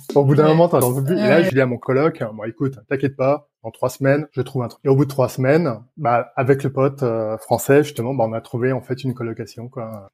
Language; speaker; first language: French; native; French